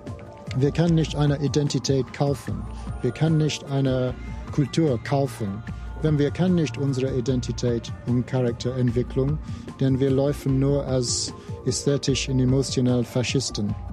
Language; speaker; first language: German; non-native, fluent; English